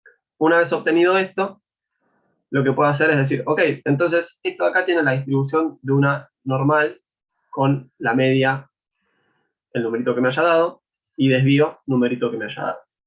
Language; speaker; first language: Spanish; native; Spanish